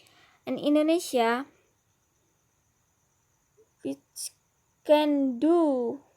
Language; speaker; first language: English; non-native, learner; Indonesian